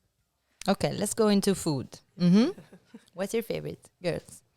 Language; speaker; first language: English; non-native, fluent; Italian